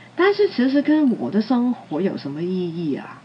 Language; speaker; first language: Chinese; non-native, local second language; Cantonese